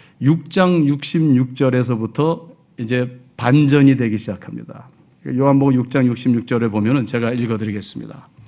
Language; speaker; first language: Korean; early bilingual, heritage; Korean